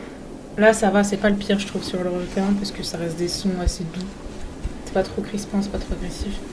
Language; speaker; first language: French; native; French